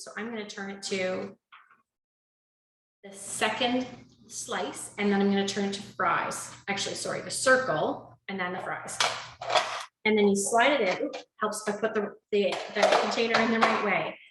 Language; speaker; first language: English; native; English